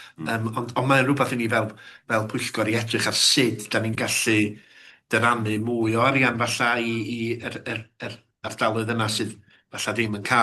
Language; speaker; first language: Welsh; native; Welsh